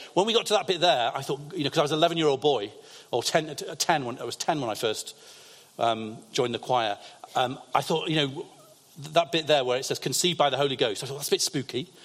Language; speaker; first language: English; native; English